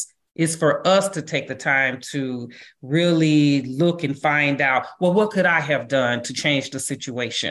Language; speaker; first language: English; native; English